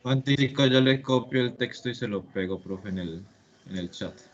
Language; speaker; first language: Spanish; native; Spanish